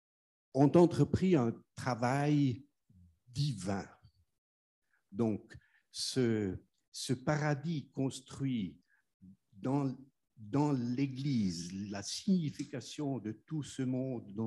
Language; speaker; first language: French; non-native, fluent; German